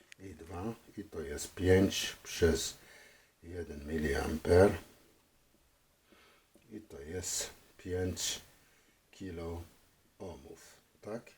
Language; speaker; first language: Polish; non-native, fluent; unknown